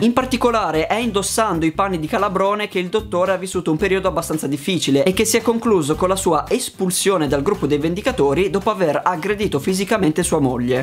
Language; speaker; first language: Italian; native; Italian